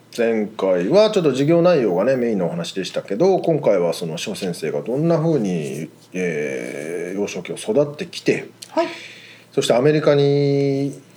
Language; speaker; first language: Japanese; native; Japanese